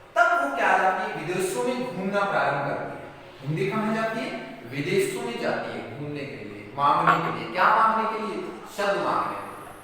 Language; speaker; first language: Hindi; native; Hindi